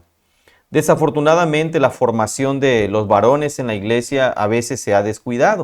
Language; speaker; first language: Spanish; native; Spanish